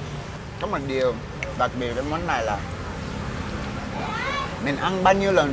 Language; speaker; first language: Vietnamese; non-native, fluent; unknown